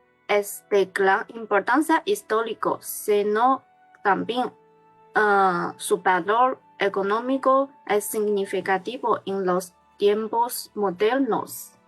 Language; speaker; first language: Spanish; non-native, learner; Chinese